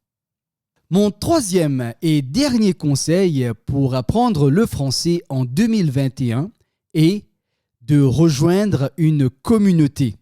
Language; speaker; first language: French; native; French